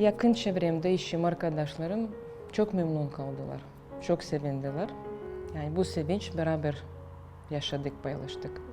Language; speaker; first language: Turkish; non-native, fluent; Russian